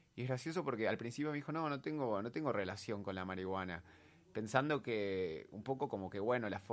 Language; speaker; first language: Spanish; native; Spanish